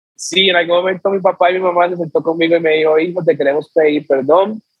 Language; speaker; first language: Spanish; native; Spanish